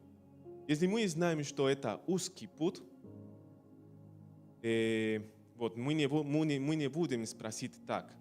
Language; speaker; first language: Russian; non-native, learner; Spanish